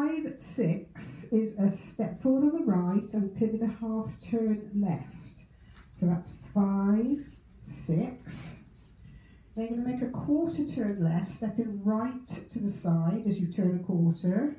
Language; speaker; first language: English; native; English